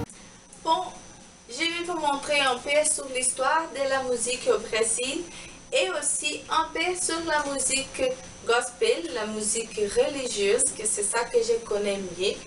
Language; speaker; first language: French; non-native, learner; Portuguese